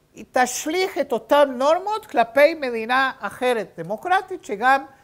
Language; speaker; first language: Hebrew; native; Hebrew